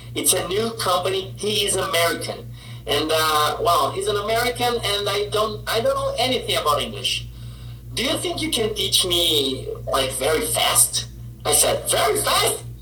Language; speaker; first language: English; non-native, fluent; Portuguese